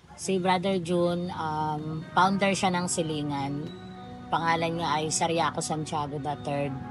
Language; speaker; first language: Filipino; native; Filipino